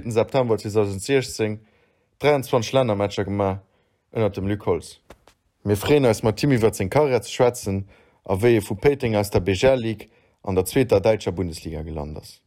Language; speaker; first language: Luxembourgish; native; Luxembourgish